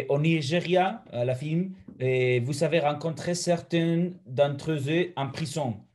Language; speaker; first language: French; non-native, fluent; Spanish